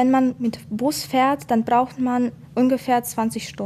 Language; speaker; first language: German; non-native, fluent; Ukrainian